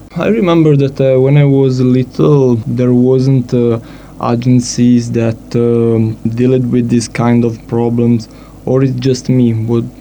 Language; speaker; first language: English; non-native, fluent; Italian